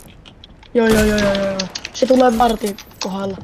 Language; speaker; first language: Finnish; native; Finnish